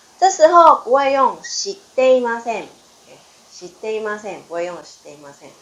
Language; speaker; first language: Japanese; non-native, fluent; Chinese